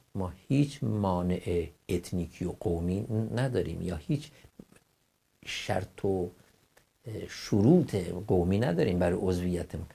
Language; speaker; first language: Persian; non-native, local second language; Kurdish